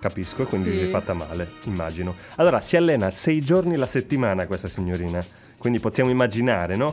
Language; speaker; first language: Italian; native; Italian